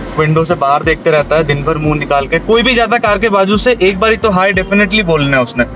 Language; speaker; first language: Hindi; non-native, local second language; Bangla